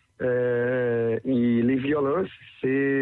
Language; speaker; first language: French; non-native, learner; Portuguese